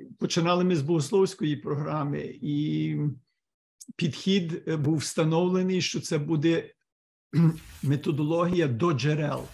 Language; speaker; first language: Ukrainian; early bilingual, heritage; Ukrainian